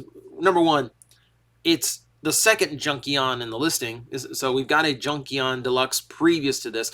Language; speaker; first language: English; native; English